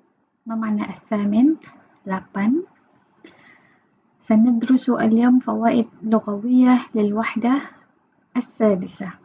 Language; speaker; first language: Arabic; non-native, fluent; Malay